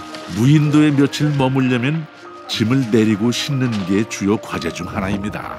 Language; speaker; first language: Korean; native; Korean